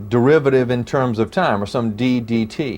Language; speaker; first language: English; native; English